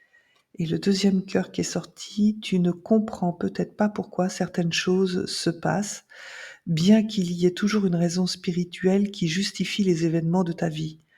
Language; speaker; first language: French; native; French